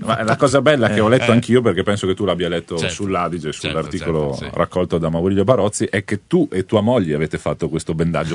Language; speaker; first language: Italian; native; Italian